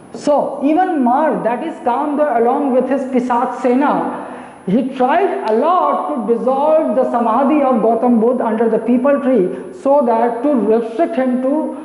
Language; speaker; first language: English; non-native, local second language; Hindi